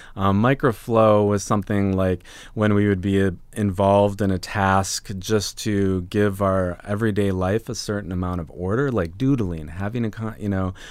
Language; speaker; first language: English; native; English